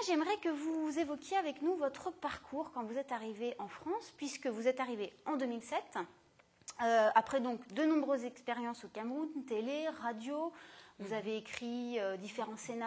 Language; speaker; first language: French; native; French